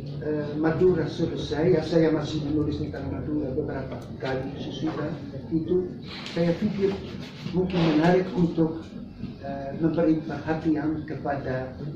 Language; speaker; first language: Indonesian; non-native, fluent; Dutch